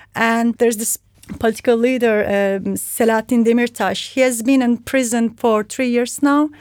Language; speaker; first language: English; non-native, fluent; Turkish